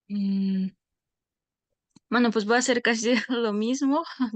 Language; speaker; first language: Spanish; non-native, fluent; Russian